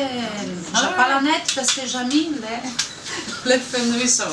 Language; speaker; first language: French; non-native, fluent; Italian